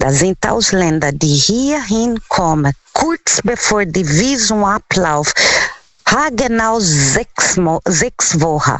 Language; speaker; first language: German; non-native, learner; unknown